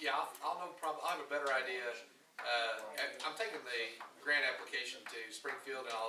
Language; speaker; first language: English; native; English